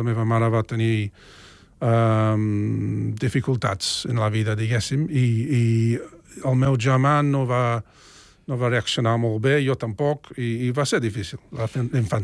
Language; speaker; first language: Catalan; non-native, fluent; English